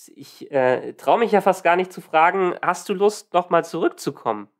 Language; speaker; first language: German; native; German